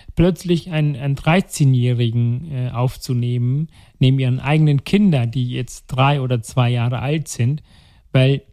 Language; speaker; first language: German; non-native, local second language; Tamil